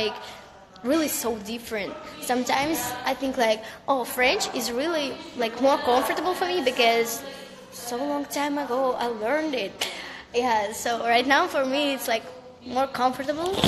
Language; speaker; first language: English; non-native, learner; Russian